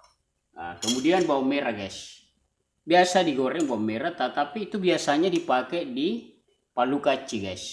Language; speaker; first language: Indonesian; non-native, local second language; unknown